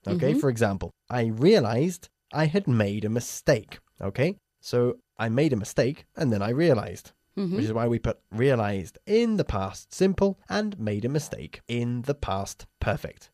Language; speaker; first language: English; native; English